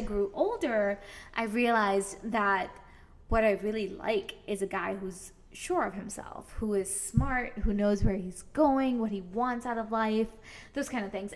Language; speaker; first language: English; native; English